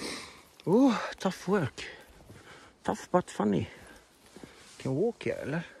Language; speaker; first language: English; non-native, learner; Swedish